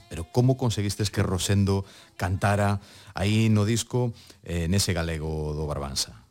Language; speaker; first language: Galician; native; Galician